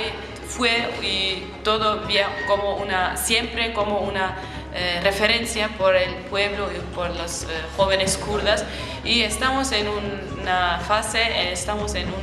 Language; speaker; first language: Spanish; non-native, fluent; Kurdish